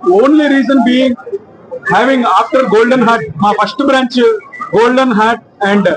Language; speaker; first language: Telugu; native; Telugu